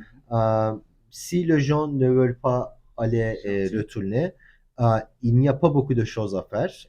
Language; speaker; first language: French; non-native, learner; Turkish